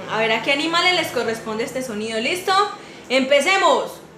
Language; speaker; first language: Spanish; native; Spanish